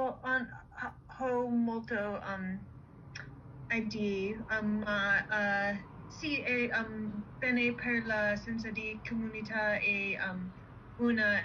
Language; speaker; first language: Italian; non-native, learner; English